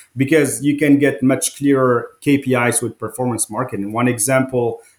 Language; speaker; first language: English; non-native, fluent; Arabic